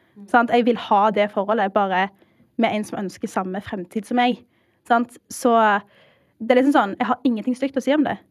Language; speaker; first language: Norwegian; early bilingual, heritage; Norwegian